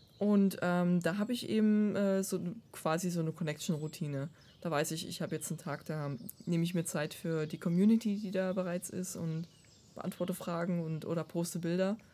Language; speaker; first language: German; non-native, fluent; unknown